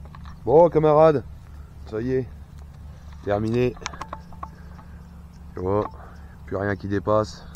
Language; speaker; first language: French; native; French